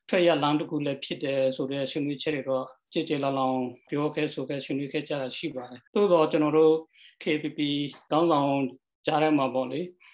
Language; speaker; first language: Burmese; non-native, local second language; Western Kayah